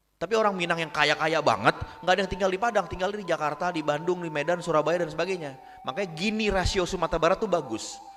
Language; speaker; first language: Indonesian; non-native, local second language; Minangkabau